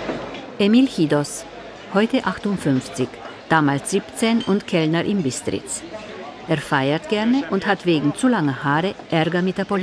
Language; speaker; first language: German; native; German